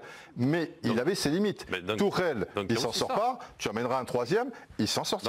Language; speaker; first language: French; native; French